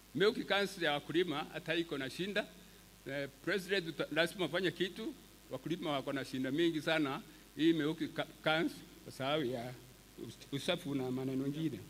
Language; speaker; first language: Swahili; non-native, local second language; Meru